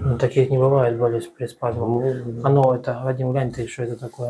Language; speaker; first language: Russian; native; Russian